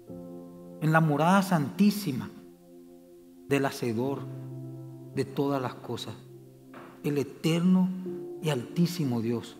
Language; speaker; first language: Spanish; native; Spanish